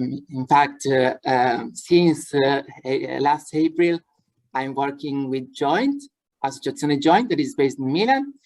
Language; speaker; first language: English; non-native, fluent; Italian